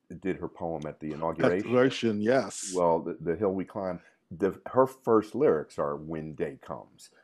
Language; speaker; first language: English; native; English